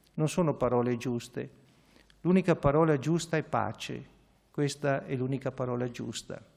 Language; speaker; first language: Italian; native; Italian